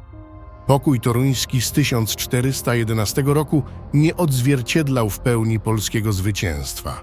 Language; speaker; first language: Polish; native; Polish